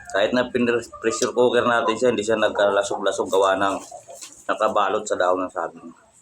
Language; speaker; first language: Filipino; non-native, local second language; Masbatenyo